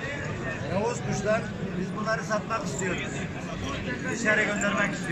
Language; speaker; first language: Turkish; native; Turkish